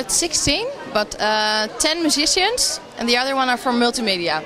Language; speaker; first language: English; non-native, fluent; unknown